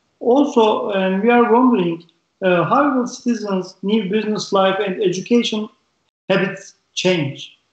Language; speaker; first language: English; non-native, learner; Turkish